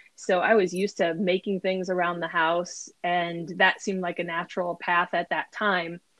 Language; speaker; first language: English; native; English